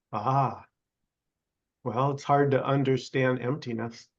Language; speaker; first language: English; native; English